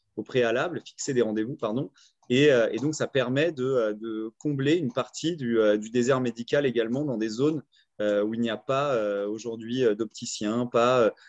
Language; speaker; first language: French; native; French